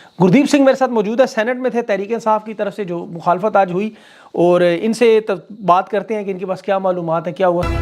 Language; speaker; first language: Urdu; native; Urdu